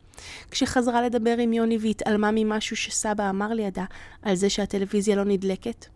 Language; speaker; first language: Hebrew; native; Hebrew